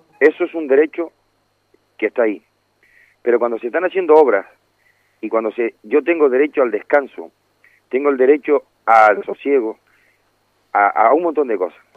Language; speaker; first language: Spanish; native; Spanish